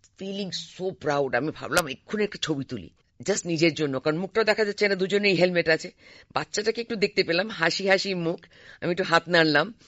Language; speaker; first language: Bangla; native; Bangla